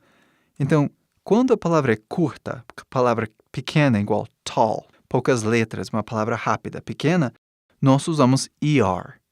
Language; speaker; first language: Portuguese; non-native, fluent; English